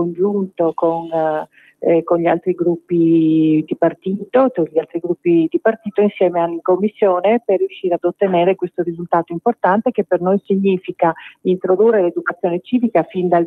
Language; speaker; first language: Italian; native; Italian